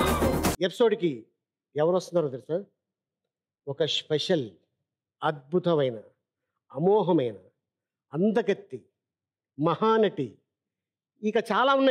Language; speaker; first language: Telugu; native; Telugu